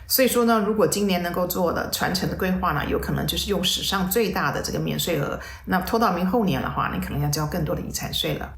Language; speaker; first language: Chinese; native; Chinese